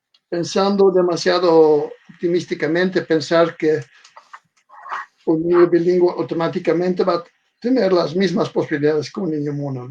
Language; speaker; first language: Spanish; non-native, fluent; Dutch